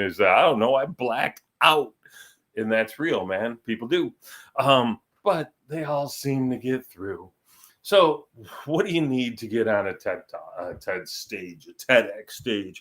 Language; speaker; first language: English; native; English